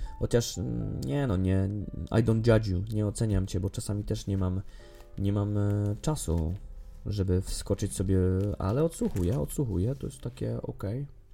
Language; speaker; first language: Polish; native; Polish